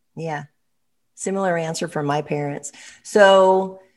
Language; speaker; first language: English; native; English